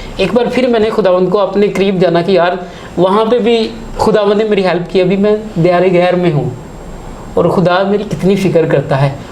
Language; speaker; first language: Urdu; non-native, local second language; Punjabi